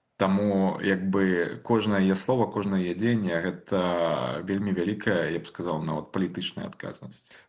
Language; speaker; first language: Belarusian; native; Belarusian